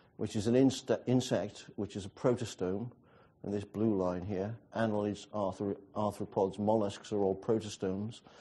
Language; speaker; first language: English; native; English